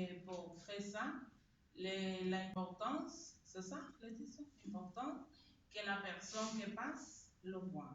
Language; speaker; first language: French; non-native, learner; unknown